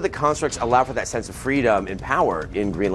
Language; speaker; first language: English; native; English